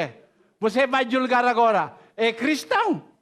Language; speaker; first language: Portuguese; non-native, learner; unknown